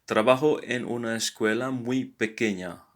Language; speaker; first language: Spanish; non-native, learner; English